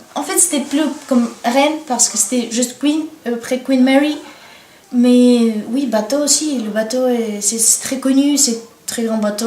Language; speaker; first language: French; non-native, learner; Bulgarian